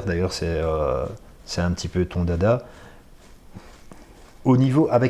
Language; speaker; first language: French; native; French